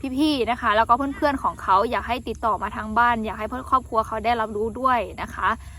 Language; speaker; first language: Thai; non-native, fluent; Shan